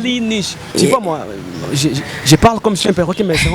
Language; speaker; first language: French; non-native, local second language; Rundi